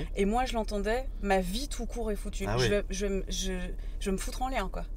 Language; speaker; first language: French; native; French